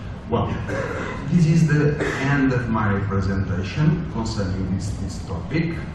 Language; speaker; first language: English; non-native, fluent; Portuguese